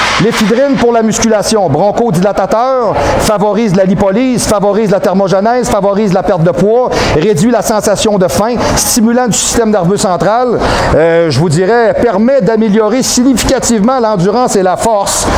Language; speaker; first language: French; native; French